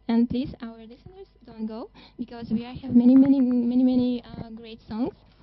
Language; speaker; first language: English; non-native, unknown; Russian